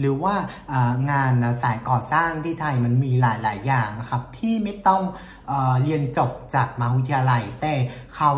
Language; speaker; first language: Thai; non-native, fluent; Vietnamese